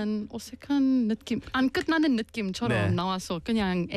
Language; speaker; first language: English; native; English